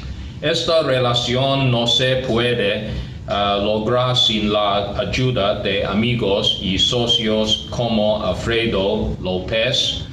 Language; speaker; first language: Spanish; non-native, learner; Chinese